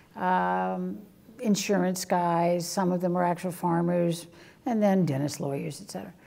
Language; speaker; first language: English; native; English